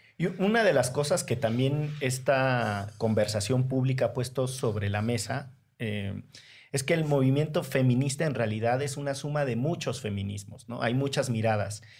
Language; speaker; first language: Spanish; native; Spanish